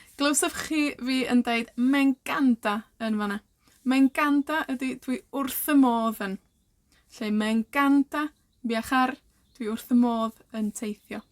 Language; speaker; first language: Welsh; native; Welsh